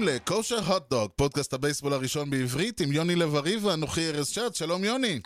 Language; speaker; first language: Hebrew; native; Hebrew